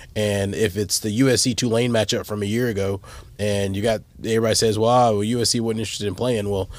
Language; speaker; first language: English; native; English